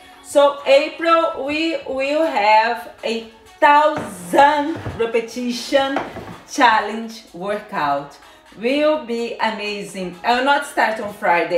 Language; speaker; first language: English; non-native, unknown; Portuguese